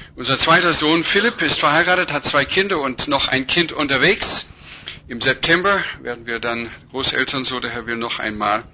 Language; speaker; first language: German; non-native, fluent; English